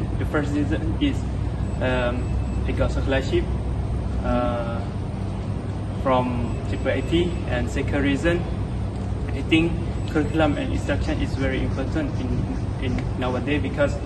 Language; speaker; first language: English; non-native, fluent; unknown